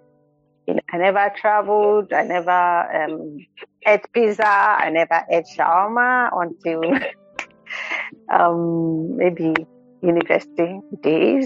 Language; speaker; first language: English; non-native, local second language; Igbo